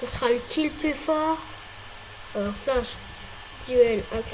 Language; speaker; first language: French; native; French